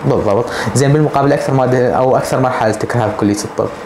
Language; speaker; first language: Arabic; native; Arabic